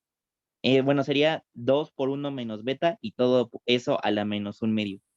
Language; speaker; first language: Spanish; native; Spanish